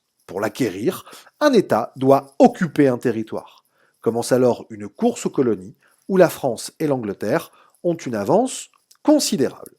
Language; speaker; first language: French; native; French